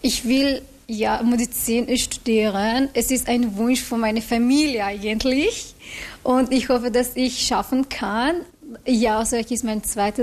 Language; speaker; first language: German; non-native, fluent; Persian